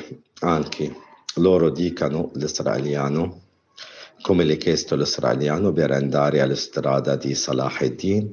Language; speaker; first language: Italian; non-native, learner; Arabic